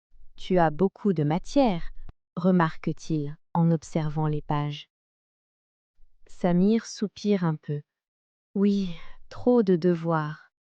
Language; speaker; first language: French; non-native, local second language; Arabic